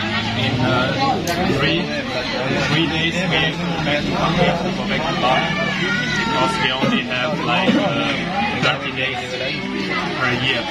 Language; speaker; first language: English; non-native, fluent; German